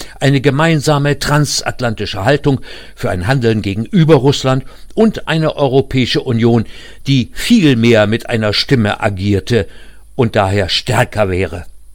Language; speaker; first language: German; native; German